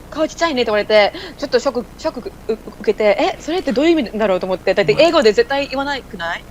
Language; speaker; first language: Japanese; non-native, fluent; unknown